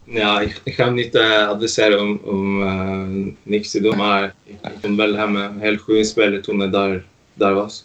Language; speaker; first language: Dutch; non-native, fluent; Norwegian